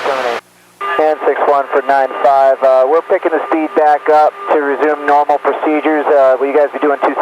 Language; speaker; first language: English; native; English